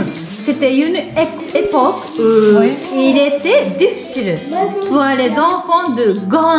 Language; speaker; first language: French; non-native, learner; Japanese